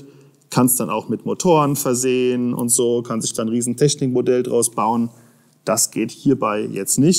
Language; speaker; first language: German; native; German